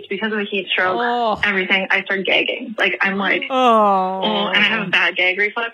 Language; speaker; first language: English; native; English